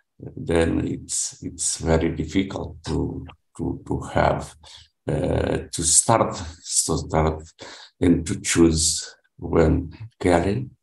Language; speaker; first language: English; non-native, learner; Portuguese